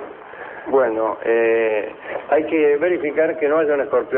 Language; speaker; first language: Spanish; native; Spanish